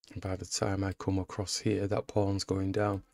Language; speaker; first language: English; native; English